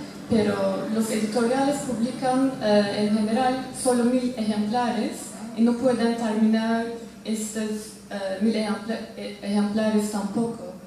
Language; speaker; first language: Spanish; non-native, fluent; Turkish